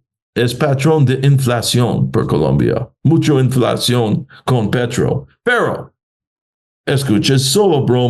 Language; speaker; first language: Spanish; non-native, learner; English